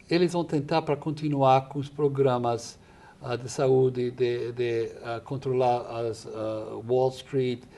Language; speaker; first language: Portuguese; non-native, fluent; English